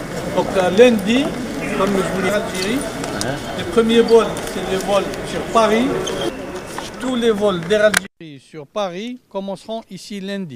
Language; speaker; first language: French; non-native, local second language; Arabic